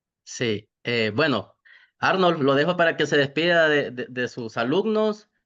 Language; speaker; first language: Spanish; native; Spanish